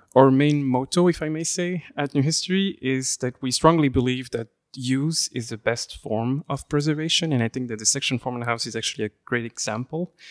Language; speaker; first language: English; non-native, fluent; French